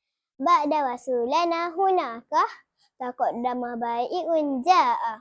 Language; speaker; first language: Arabic; non-native, learner; Malay